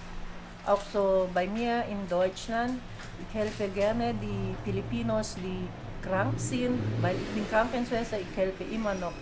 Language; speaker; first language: German; non-native, learner; Filipino